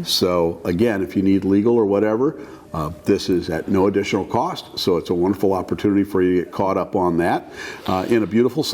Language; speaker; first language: English; native; English